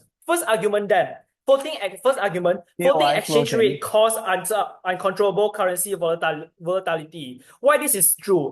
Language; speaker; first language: English; non-native, learner; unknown